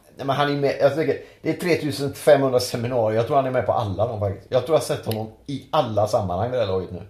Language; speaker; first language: Swedish; native; Swedish